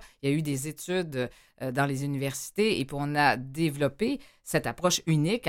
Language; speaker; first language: French; native; French